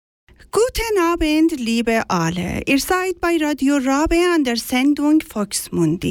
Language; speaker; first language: German; non-native, learner; Persian